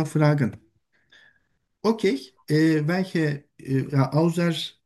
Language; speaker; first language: German; non-native, learner; Turkish